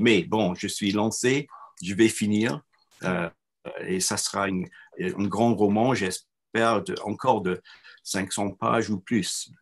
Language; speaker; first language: French; non-native, fluent; English